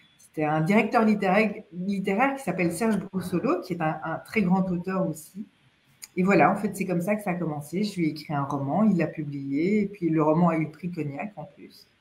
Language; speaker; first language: French; native; French